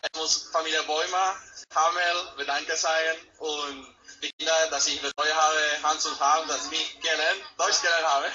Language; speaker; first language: German; non-native, learner; Spanish